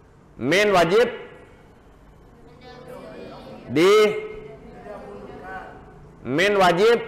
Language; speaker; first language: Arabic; non-native, fluent; Madurese